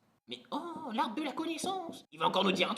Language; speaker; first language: French; native; French